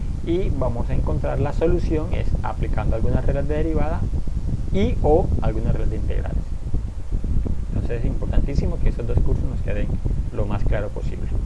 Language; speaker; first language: Spanish; native; Spanish